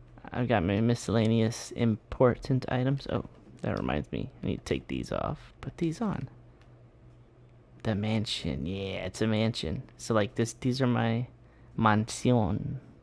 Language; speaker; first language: English; early bilingual, other home language; Spanish